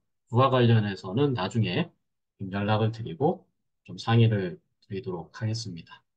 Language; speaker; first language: Korean; native; Korean